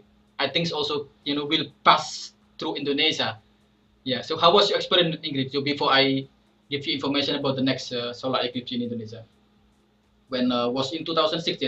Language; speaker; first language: English; non-native, fluent; Indonesian